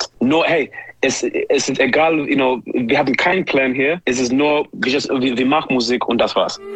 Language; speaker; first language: German; non-native, fluent; English